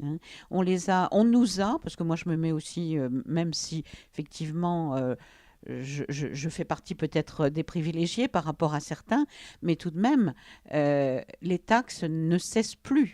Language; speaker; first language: French; native; French